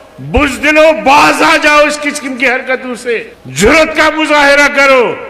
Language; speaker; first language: Urdu; non-native, local second language; Brahui